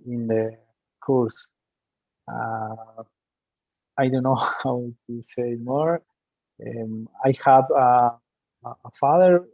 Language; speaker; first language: English; non-native, learner; Spanish